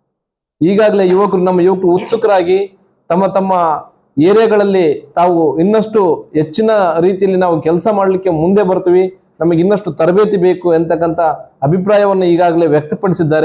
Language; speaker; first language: Kannada; native; Kannada